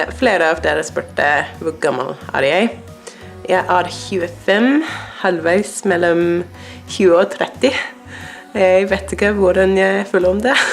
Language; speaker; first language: Norwegian; non-native, learner; English